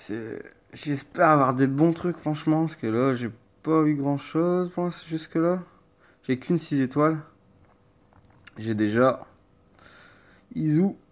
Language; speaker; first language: French; native; French